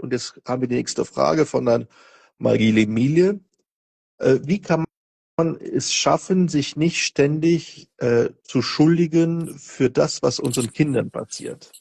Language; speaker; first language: German; non-native, fluent; Portuguese